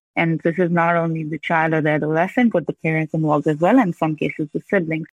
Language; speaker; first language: English; non-native, local second language; Urdu